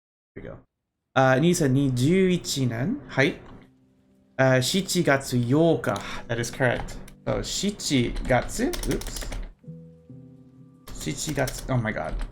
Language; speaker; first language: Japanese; non-native, learner; English